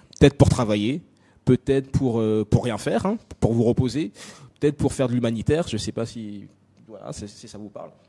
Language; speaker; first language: French; native; French